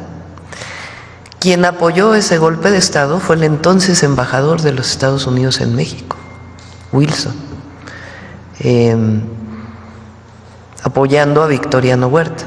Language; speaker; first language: Spanish; native; Spanish